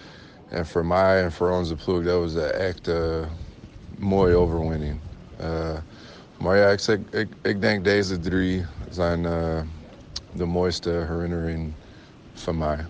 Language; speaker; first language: Dutch; non-native, fluent; English